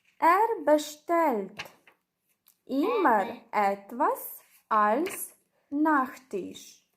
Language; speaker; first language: German; non-native, fluent; Ukrainian